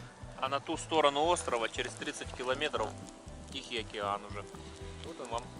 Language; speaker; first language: Russian; native; Russian